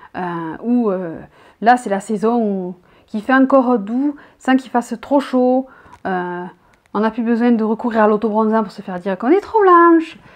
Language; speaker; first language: French; native; French